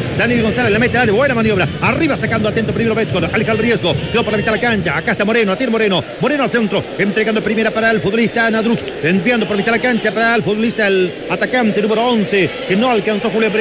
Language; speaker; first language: Spanish; native; Spanish